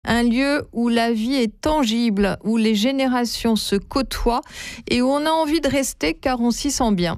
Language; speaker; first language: French; native; French